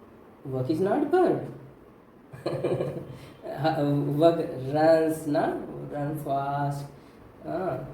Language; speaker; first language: English; non-native, local second language; Hindi